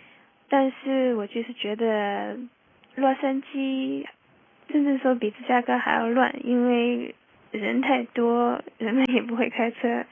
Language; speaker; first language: Chinese; early bilingual, heritage; Chinese